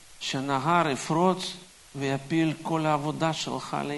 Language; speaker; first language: Hebrew; non-native, fluent; Russian